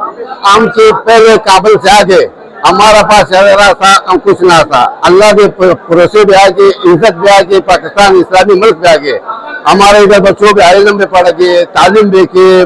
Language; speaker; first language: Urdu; non-native, learner; Pashto